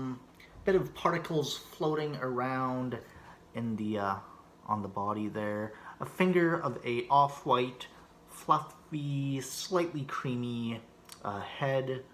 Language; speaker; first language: English; native; English